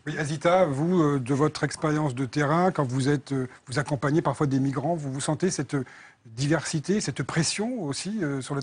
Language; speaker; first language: French; native; French